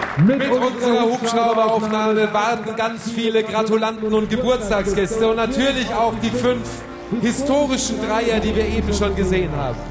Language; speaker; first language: German; native; German